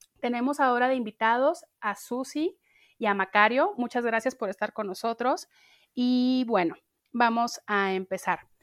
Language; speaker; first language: Spanish; native; Spanish